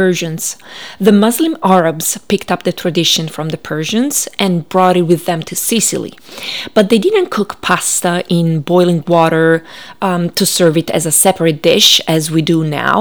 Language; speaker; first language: English; non-native, fluent; Italian